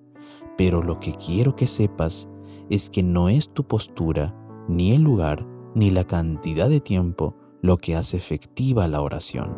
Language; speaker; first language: Spanish; native; Spanish